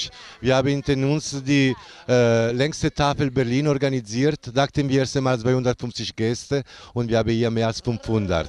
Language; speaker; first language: German; non-native, fluent; Italian